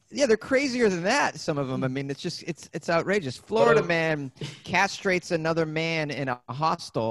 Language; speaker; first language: English; native; English